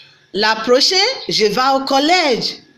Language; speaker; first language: French; non-native, learner; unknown